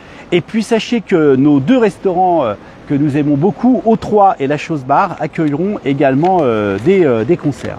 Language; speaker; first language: French; native; French